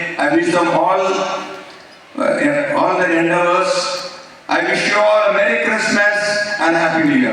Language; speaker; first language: English; non-native, local second language; Tamil